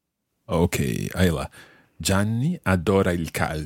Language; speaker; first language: Italian; non-native, fluent; English